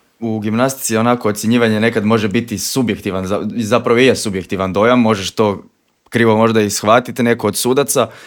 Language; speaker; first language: Croatian; native; Croatian